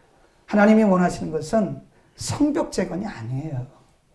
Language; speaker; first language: Korean; native; Korean